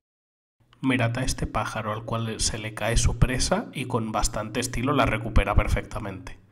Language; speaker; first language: Spanish; native; Spanish